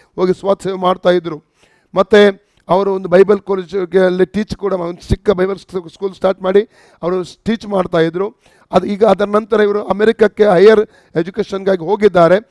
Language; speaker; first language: Kannada; non-native, local second language; Konkani